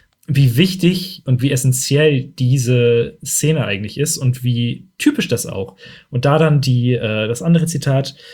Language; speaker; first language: German; native; German